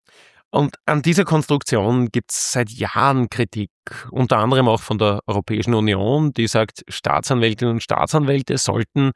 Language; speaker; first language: German; native; German